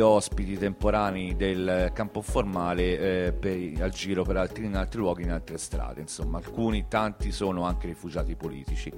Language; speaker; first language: Italian; native; Italian